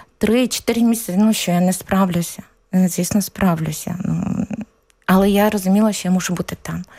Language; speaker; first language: Ukrainian; native; Ukrainian